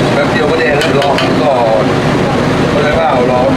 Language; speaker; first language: Thai; native; Thai